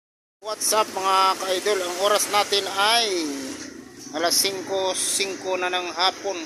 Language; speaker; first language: Filipino; native; Filipino